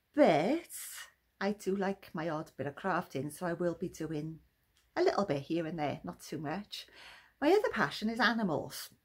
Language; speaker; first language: English; native; English